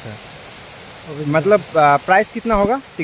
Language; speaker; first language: Hindi; non-native, local second language; Bangla